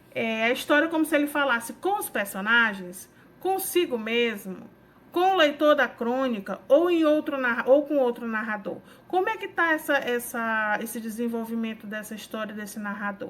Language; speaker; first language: Portuguese; native; Portuguese